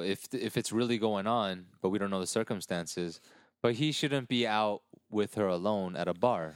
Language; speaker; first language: English; early bilingual, other home language; Korean